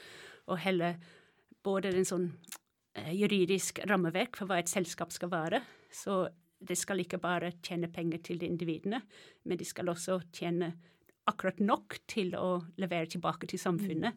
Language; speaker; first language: Norwegian; non-native, fluent; English